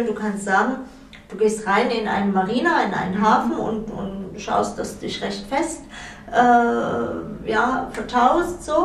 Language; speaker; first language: German; native; German